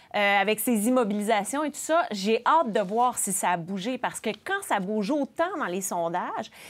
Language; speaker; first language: French; native; French